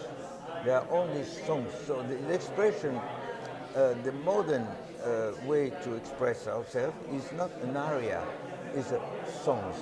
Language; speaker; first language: English; non-native, fluent; Italian